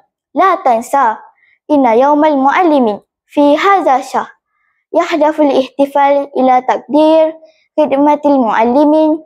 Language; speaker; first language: Arabic; non-native, learner; Malay